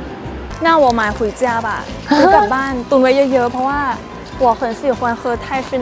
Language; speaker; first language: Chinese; non-native, fluent; Thai